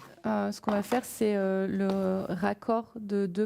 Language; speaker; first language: French; native; French